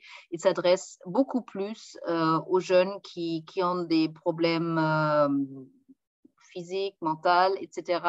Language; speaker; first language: French; non-native, fluent; German